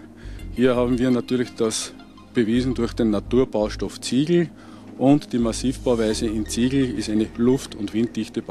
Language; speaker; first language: German; native; German